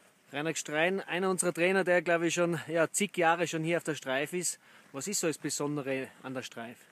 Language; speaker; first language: German; native; German